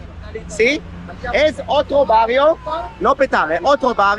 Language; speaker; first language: Spanish; non-native, learner; English